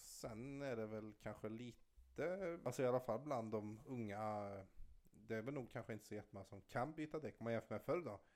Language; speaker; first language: Swedish; native; Swedish